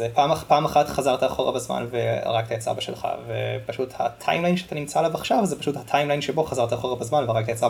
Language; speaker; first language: Hebrew; native; Hebrew